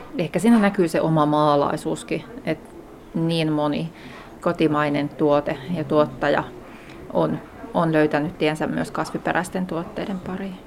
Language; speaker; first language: Finnish; native; Finnish